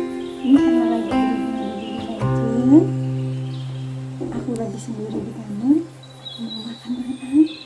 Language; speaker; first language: Indonesian; non-native, local second language; Javanese